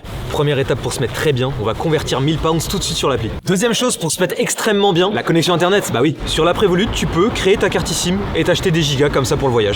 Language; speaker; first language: French; native; French